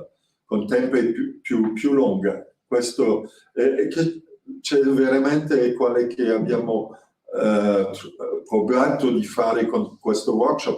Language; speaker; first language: Italian; non-native, fluent; French